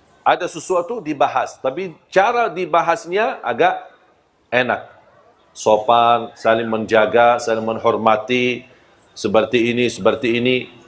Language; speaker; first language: Malay; non-native, fluent; Arabic